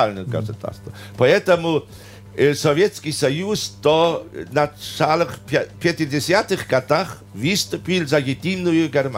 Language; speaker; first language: Russian; non-native, fluent; German